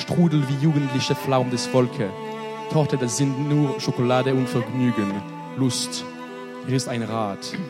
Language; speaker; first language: German; non-native, learner; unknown